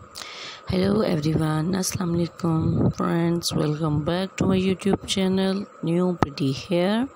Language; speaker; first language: English; non-native, learner; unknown